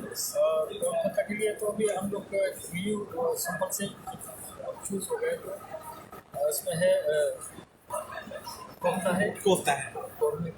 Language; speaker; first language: Hindi; non-native, fluent; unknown